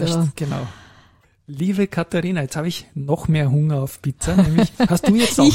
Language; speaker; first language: German; native; German